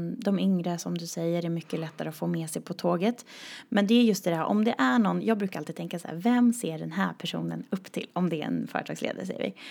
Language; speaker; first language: Swedish; native; Swedish